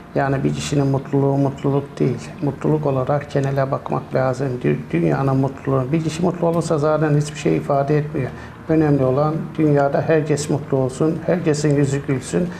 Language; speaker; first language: Turkish; native; Turkish